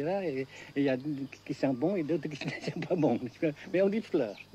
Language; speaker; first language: French; non-native, fluent; Vietnamese